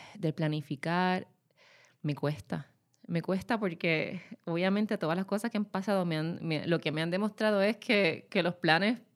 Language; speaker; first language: Spanish; native; Spanish